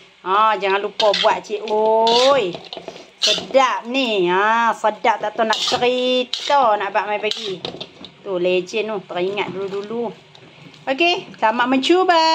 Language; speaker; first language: Malay; native; Malay